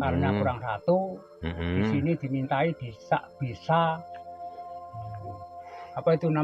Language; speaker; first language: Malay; non-native, local second language; Javanese